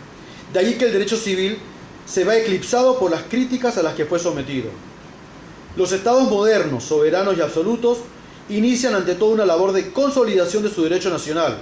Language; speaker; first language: Spanish; native; Spanish